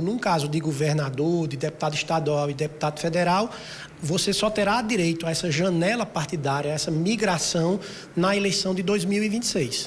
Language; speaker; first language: Portuguese; native; Portuguese